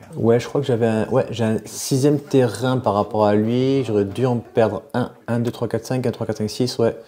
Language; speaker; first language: French; native; French